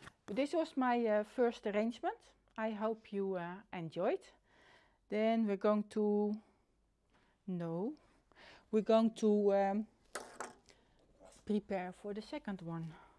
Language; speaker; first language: English; non-native, fluent; Dutch